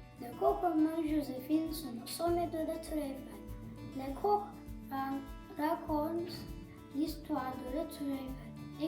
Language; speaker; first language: French; non-native, learner; Turkish